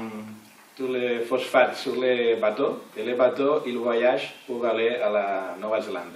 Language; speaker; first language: French; non-native, learner; Catalan